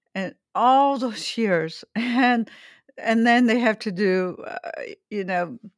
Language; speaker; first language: English; early bilingual, other home language; Arabic